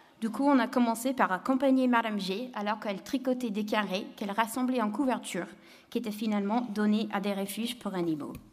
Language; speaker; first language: French; non-native, fluent; English